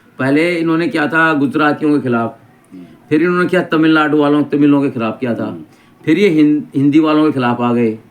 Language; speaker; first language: Hindi; native; Hindi